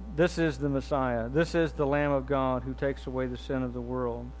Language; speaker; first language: English; native; English